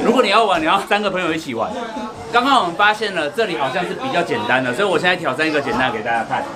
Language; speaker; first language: Chinese; native; Chinese